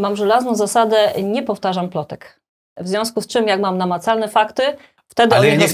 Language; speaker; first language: Polish; native; Polish